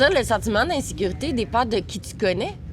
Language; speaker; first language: French; native; French